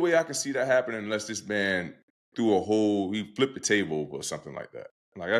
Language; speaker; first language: English; native; English